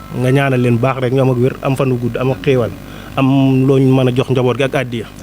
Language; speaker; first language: Wolof; native; Wolof